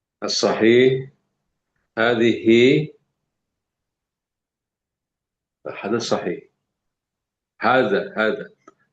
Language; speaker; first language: Arabic; non-native, learner; Indonesian